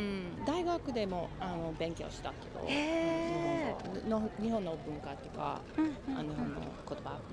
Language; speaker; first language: Japanese; non-native, learner; English